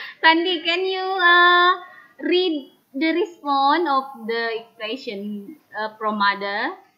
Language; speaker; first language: English; non-native, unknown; Indonesian